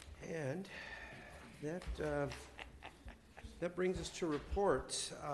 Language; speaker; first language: English; native; English